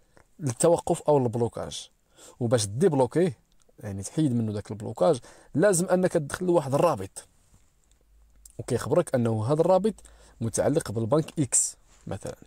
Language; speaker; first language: Arabic; native; Arabic